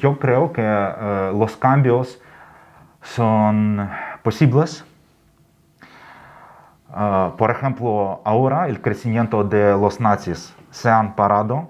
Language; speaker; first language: Spanish; non-native, fluent; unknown